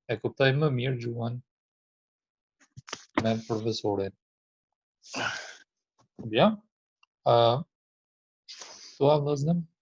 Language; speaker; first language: French; non-native, fluent; Albanian